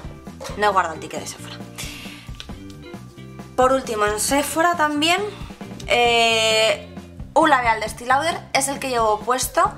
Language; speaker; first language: Spanish; native; Spanish